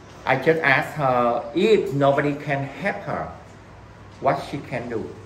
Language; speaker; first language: English; non-native, learner; Vietnamese